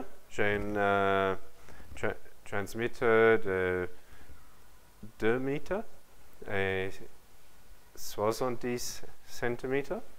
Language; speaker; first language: French; non-native, learner; English